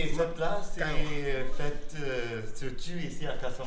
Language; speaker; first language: French; non-native, fluent; English